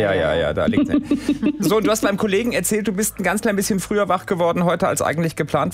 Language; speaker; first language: German; native; German